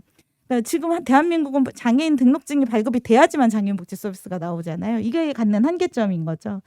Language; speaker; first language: Korean; native; Korean